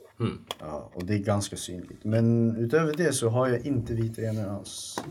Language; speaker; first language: Swedish; early bilingual, other home language; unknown